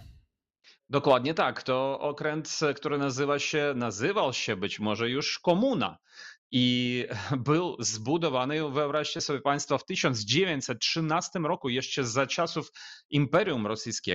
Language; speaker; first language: Polish; non-native, fluent; Ukrainian